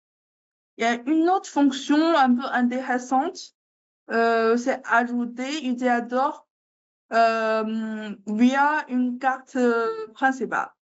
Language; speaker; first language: French; non-native, learner; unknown